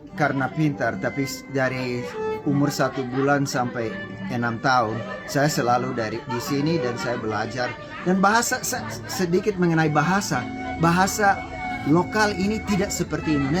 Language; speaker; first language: Indonesian; non-native, local second language; English